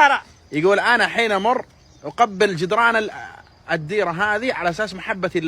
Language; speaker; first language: Arabic; native; Arabic